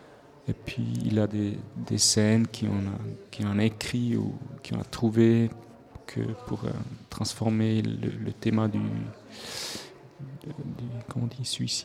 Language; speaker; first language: French; non-native, local second language; Swiss German